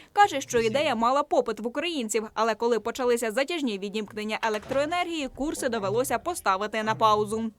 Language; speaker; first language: Ukrainian; native; Ukrainian